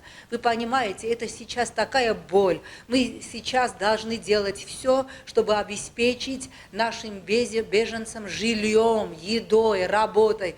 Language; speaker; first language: Russian; non-native, local second language; Armenian